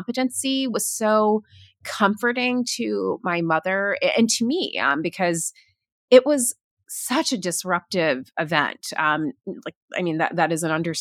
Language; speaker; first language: English; native; English